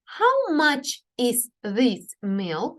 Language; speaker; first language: English; non-native, fluent; Ukrainian